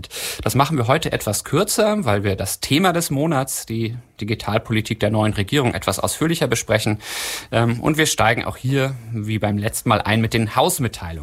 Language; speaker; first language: German; native; German